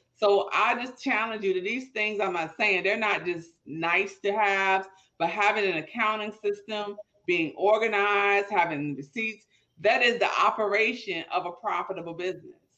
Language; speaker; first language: English; native; English